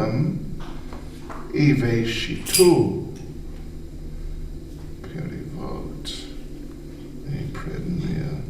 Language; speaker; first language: Russian; non-native, learner; English